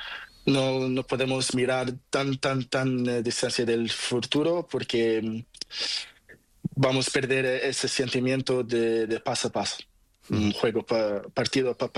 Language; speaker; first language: Spanish; non-native, learner; Portuguese